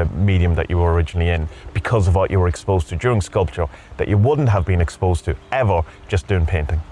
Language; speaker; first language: English; native; English